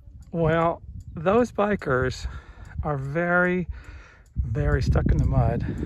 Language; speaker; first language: English; native; English